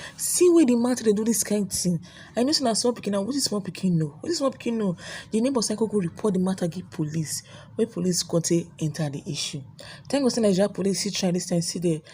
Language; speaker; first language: Nigerian Pidgin; native; Nigerian Pidgin